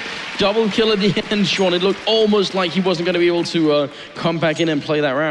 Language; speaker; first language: English; non-native, fluent; Swedish